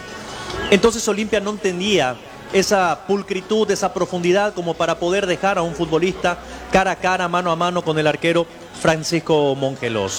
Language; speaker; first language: Spanish; native; Spanish